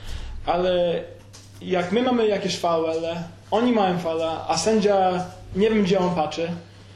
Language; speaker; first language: Polish; early bilingual, heritage; Polish